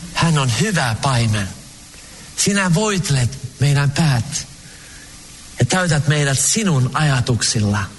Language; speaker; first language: Finnish; early bilingual, heritage; Finnish